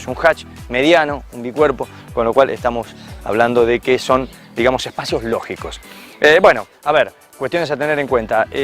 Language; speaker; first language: Spanish; native; Spanish